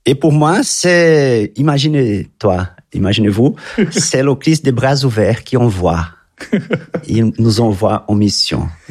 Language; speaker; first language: French; non-native, fluent; Portuguese